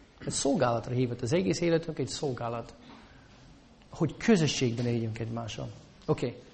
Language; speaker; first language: Hungarian; non-native, fluent; English